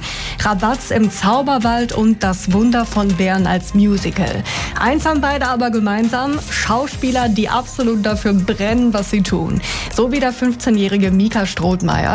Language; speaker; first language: German; native; German